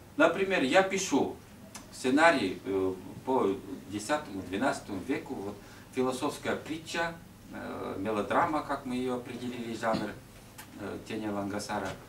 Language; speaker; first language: Russian; non-native, local second language; Udmurt